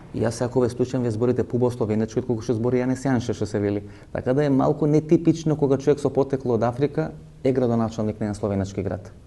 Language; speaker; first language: Macedonian; native; Macedonian